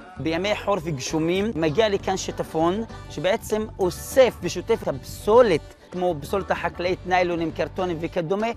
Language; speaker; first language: Hebrew; non-native, local second language; Arabic